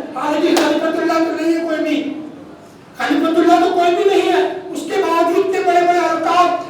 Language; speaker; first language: Urdu; non-native, local second language; Gujarati